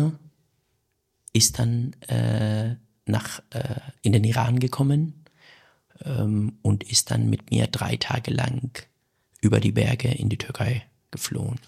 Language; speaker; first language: German; non-native, fluent; Persian